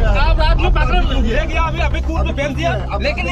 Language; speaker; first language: Hindi; non-native, local second language; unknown